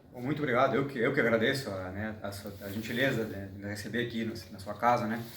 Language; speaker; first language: Portuguese; native; Portuguese